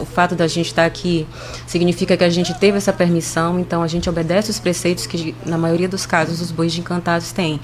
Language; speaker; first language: Portuguese; native; Portuguese